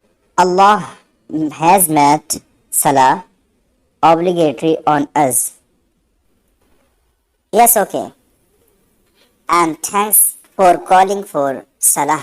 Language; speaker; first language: English; non-native, learner; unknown